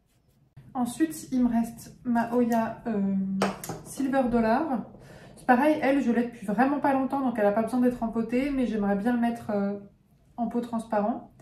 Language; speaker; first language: French; native; French